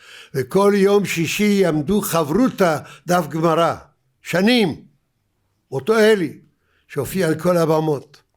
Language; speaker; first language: Hebrew; early bilingual, other home language; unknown